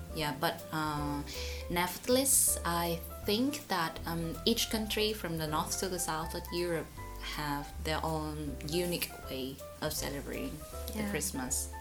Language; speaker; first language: English; non-native, fluent; Vietnamese